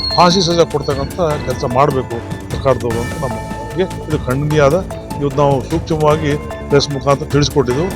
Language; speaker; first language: Kannada; non-native, local second language; Lambadi